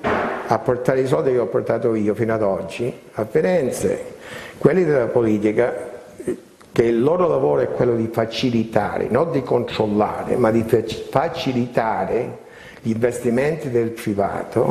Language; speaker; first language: Italian; early bilingual, heritage; Italian